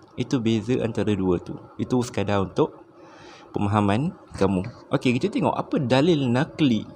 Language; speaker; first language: Malay; native; Malay